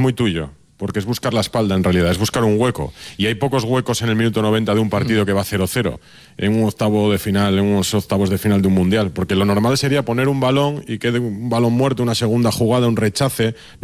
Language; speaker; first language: Spanish; native; Spanish